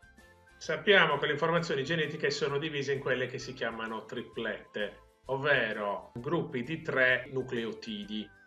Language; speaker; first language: Italian; native; Italian